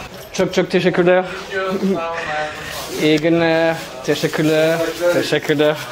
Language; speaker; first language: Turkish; non-native, learner; French